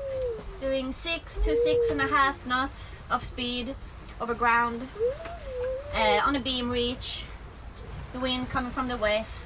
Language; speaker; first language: English; non-native, fluent; Swedish